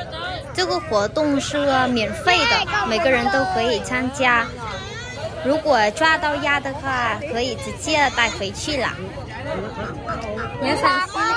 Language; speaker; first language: Chinese; non-native, fluent; Vietnamese